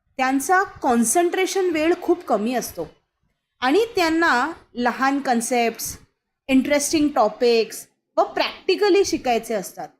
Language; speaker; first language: Marathi; non-native, local second language; Hindi